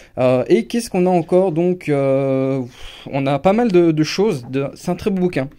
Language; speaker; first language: French; non-native, fluent; English